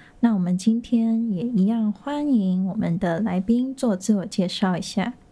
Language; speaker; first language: Chinese; native; Chinese